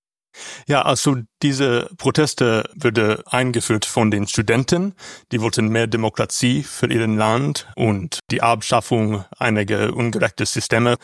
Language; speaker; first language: German; non-native, learner; English